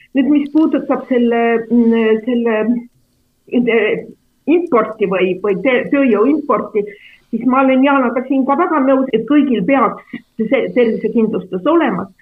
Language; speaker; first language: Estonian; native; Estonian